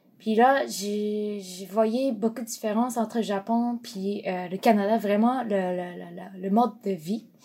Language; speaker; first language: French; non-native, fluent; Japanese